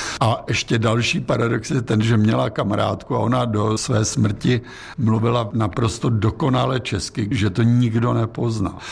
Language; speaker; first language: Czech; native; Czech